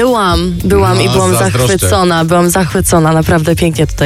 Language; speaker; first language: Polish; early bilingual, heritage; English